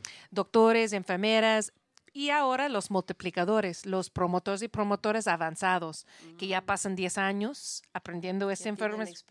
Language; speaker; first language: Spanish; non-native, learner; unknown